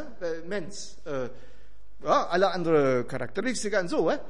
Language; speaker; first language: Dutch; non-native, fluent; German